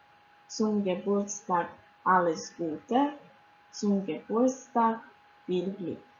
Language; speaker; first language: German; non-native, fluent; Croatian